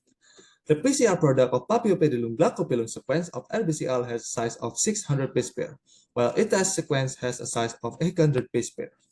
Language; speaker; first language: English; non-native, learner; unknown